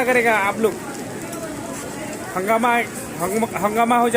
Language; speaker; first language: Hindi; non-native, local second language; Khasi